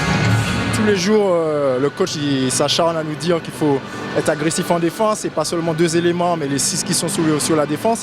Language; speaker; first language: French; native; French